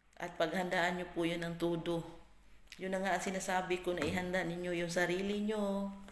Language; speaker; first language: Filipino; non-native, local second language; Cebuano